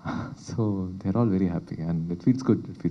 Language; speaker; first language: Telugu; non-native, local second language; Tamil